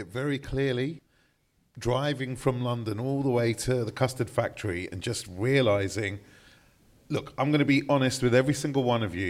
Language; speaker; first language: English; native; English